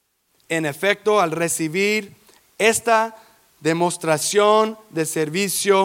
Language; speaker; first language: Spanish; early bilingual, heritage; English